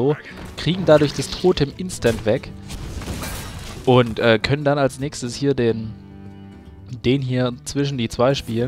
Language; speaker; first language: German; native; German